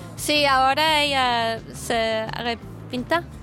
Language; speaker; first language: Spanish; non-native, fluent; German